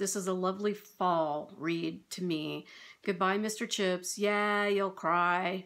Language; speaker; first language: English; native; English